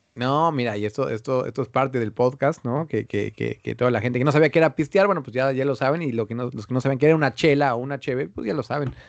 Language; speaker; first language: Spanish; native; Spanish